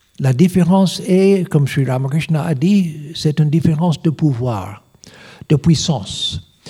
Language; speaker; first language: French; non-native, learner; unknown